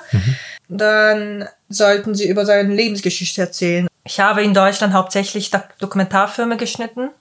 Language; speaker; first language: German; non-native, fluent; Korean